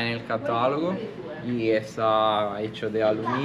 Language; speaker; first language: Spanish; non-native, learner; Italian